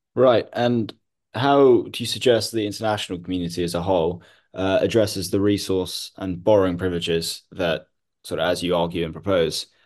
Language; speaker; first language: English; non-native, local second language; Hindi